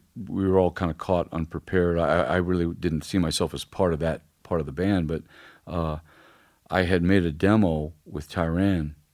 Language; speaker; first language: English; native; English